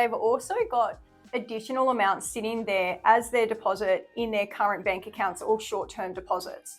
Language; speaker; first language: English; native; English